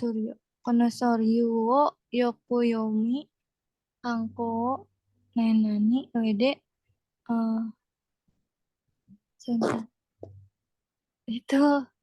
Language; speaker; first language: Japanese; non-native, learner; Indonesian